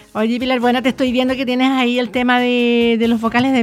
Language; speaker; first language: Spanish; native; Spanish